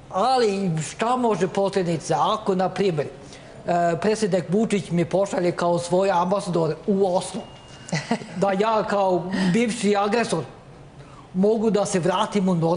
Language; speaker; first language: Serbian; non-native, learner; Norwegian